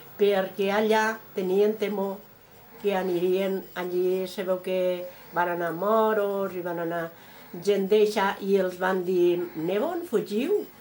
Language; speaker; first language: Catalan; native; Catalan